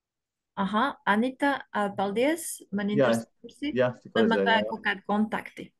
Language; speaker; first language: Latvian; non-native, learner; French